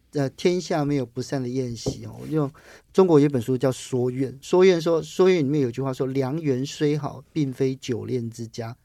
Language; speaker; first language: Chinese; native; Chinese